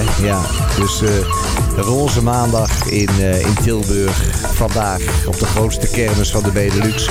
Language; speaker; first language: Dutch; native; Dutch